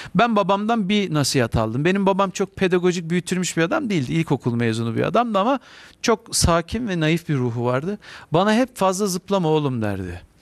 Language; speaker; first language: Turkish; native; Turkish